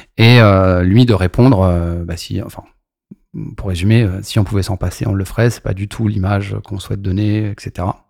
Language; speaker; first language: French; native; French